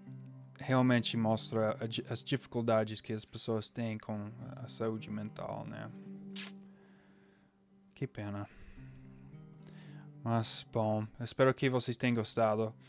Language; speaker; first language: Portuguese; non-native, fluent; English